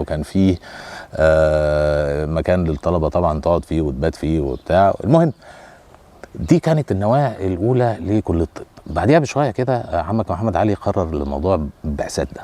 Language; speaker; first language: Arabic; native; Arabic